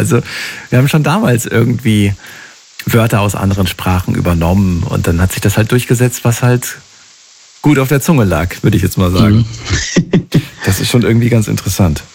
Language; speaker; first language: German; native; German